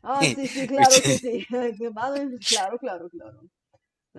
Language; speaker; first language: Spanish; non-native, fluent; Bulgarian